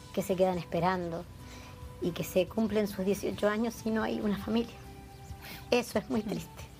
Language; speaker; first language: Spanish; native; Spanish